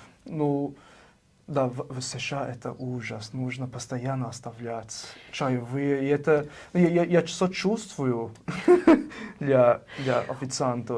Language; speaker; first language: Russian; non-native, fluent; English